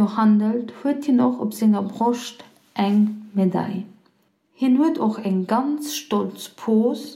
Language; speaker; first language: Luxembourgish; non-native, fluent; Polish